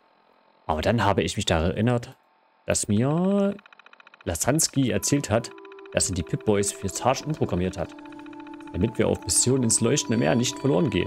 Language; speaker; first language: German; native; German